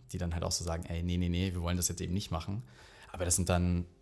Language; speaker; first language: German; native; German